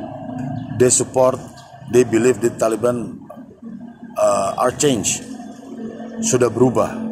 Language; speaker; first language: English; non-native, learner; Indonesian